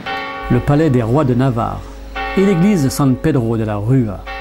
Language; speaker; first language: French; native; French